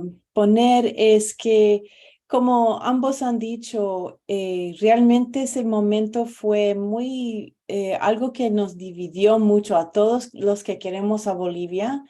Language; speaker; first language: Spanish; non-native, fluent; English